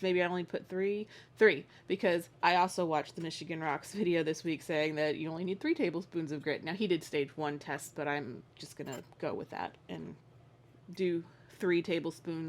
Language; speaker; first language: English; native; English